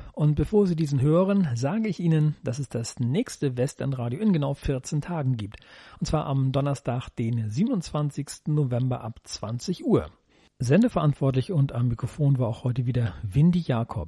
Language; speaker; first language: German; native; German